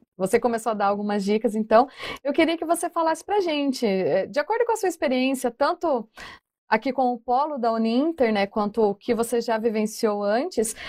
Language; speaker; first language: Portuguese; native; Portuguese